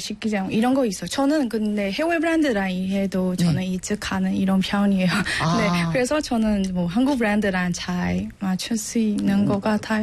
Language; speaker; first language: Korean; non-native, learner; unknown